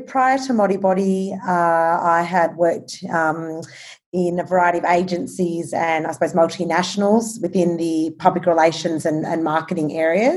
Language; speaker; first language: English; native; English